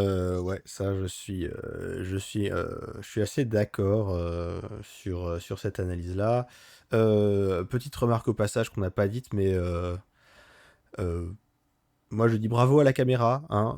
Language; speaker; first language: French; native; French